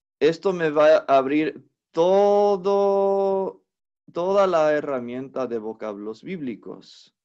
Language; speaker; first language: Spanish; non-native, fluent; English